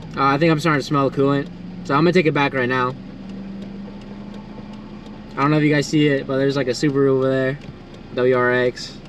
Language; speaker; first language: English; native; English